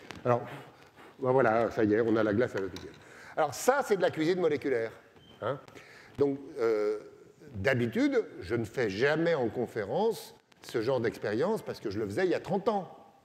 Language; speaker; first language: French; native; French